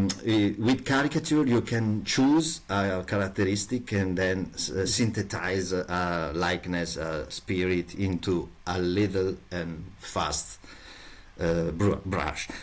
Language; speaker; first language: English; non-native, learner; Italian